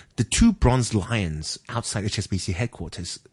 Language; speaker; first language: English; non-native, local second language; Cantonese